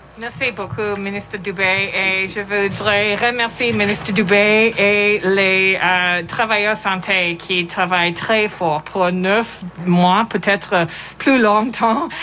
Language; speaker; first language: French; non-native, learner; English